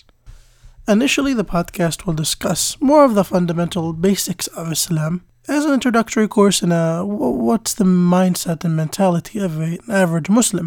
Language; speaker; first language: English; native; English